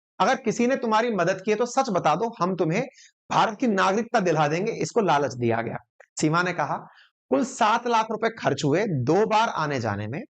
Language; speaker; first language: Hindi; native; Hindi